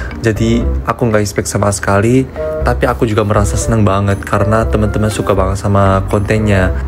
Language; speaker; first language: Indonesian; non-native, fluent; Korean